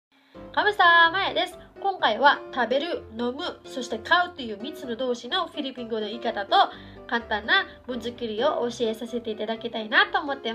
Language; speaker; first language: Japanese; non-native, fluent; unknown